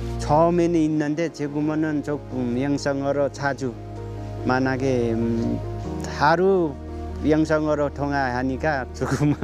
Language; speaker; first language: Korean; non-native, learner; Nepali